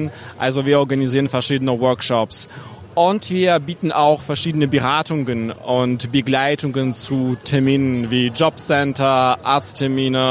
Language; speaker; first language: German; non-native, fluent; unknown